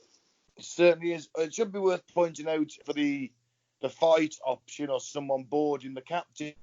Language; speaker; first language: English; native; English